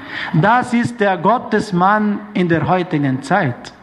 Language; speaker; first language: German; non-native, fluent; Arabic